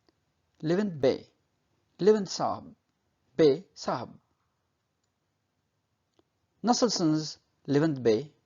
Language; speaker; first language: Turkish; non-native, fluent; Urdu